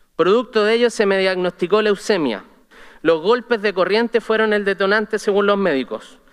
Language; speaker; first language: Spanish; native; Spanish